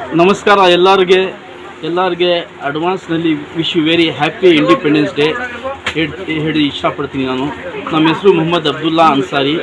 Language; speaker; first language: Kannada; non-native, local second language; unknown